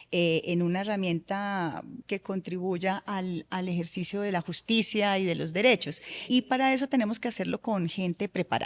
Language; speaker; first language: Spanish; native; Spanish